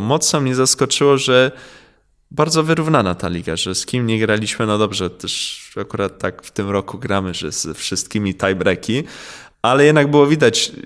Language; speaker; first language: Polish; early bilingual, heritage; Polish